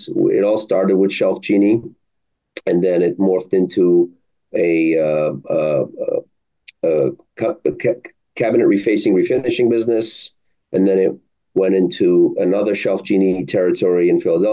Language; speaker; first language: English; early bilingual, other home language; Arabic